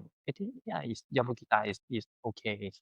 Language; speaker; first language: English; non-native, learner; Thai